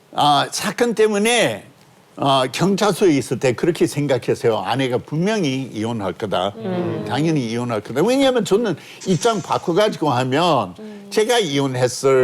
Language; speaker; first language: Korean; non-native, fluent; English